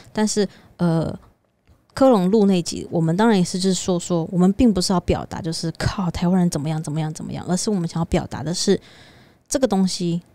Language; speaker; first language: Chinese; native; Chinese